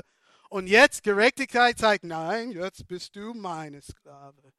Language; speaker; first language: German; non-native, fluent; English